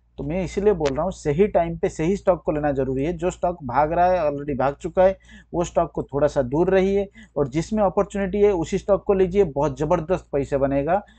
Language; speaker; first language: Hindi; native; Hindi